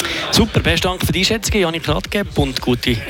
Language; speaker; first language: German; native; German